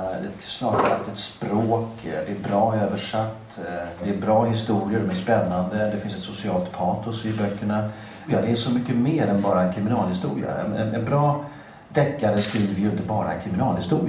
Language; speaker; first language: Swedish; native; Swedish